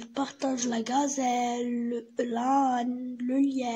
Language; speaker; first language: French; non-native, learner; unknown